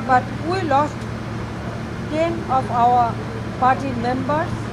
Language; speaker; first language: English; non-native, local second language; Bangla